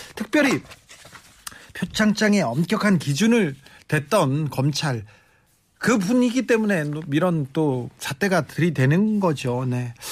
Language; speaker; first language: Korean; native; Korean